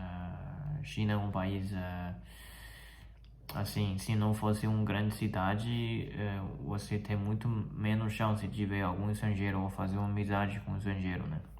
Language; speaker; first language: Portuguese; non-native, fluent; Chinese